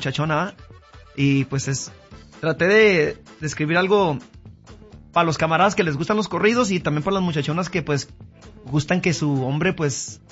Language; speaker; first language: Spanish; early bilingual, heritage; Spanish